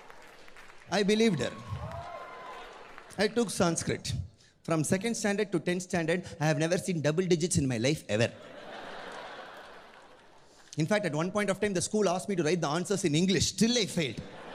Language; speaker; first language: English; non-native, local second language; Tamil